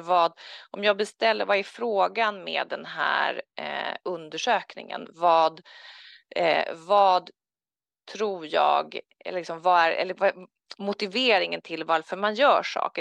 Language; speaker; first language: Swedish; native; Swedish